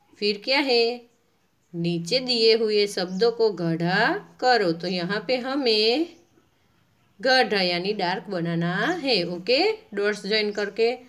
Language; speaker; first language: Hindi; non-native, local second language; Gujarati